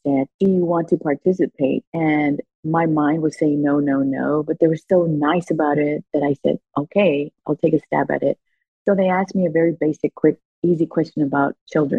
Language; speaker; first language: English; early bilingual, other home language; Spanish